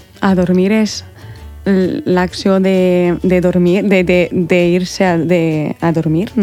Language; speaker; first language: Catalan; non-native, learner; French